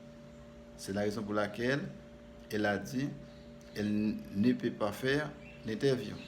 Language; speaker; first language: French; non-native, learner; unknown